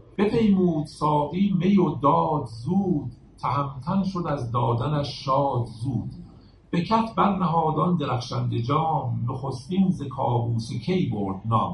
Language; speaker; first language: Persian; native; Persian